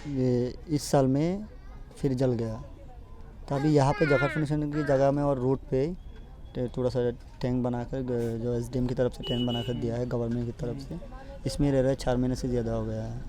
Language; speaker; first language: Hindi; non-native, fluent; Rohingya